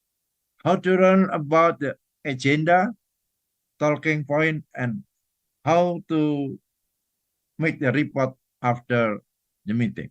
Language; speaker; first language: English; non-native, fluent; Indonesian